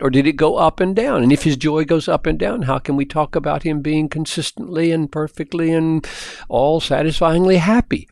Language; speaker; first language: English; native; English